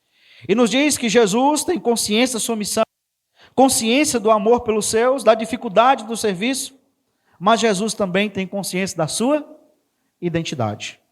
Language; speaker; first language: Portuguese; native; Portuguese